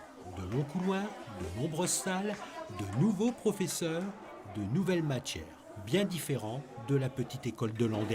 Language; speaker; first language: French; native; French